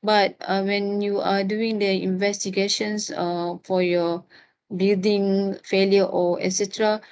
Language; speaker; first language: English; non-native, local second language; Malay